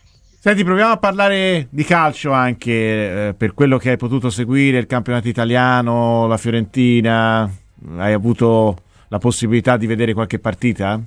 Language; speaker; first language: Italian; native; Italian